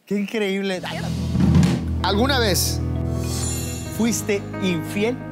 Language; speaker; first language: Spanish; native; Spanish